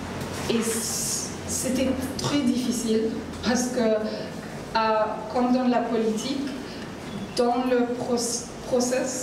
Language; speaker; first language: French; non-native, learner; Arabic